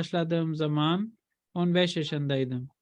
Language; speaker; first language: Turkish; non-native, fluent; Urdu